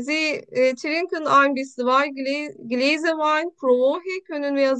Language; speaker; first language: German; non-native, learner; Turkish